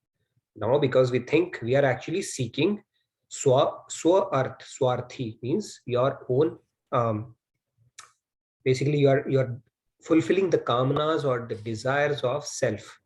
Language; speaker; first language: English; non-native, local second language; Hindi